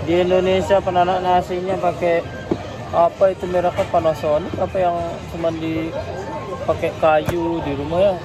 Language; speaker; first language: Indonesian; native; Indonesian